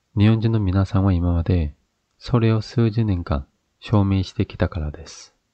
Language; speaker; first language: Japanese; non-native, fluent; Korean